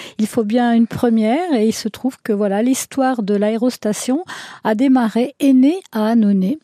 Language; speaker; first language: French; early bilingual, other home language; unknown